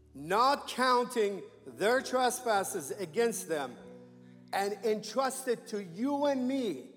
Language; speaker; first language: English; non-native, fluent; Persian